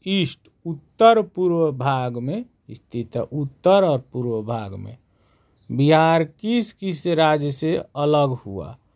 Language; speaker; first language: Hindi; native; Hindi